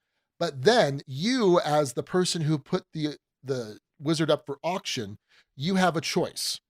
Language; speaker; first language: English; native; English